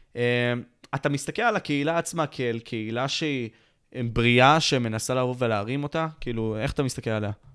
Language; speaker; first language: Hebrew; native; Hebrew